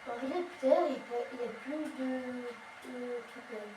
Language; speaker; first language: French; native; French